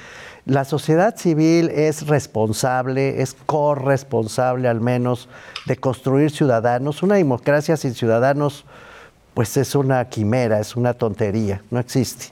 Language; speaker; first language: Spanish; native; Spanish